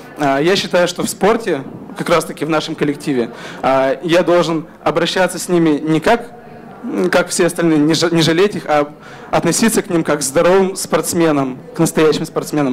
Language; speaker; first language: Russian; native; Russian